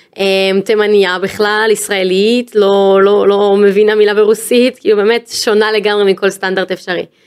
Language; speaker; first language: Hebrew; native; Hebrew